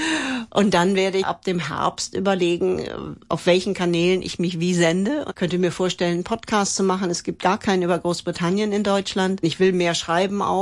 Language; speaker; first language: German; native; German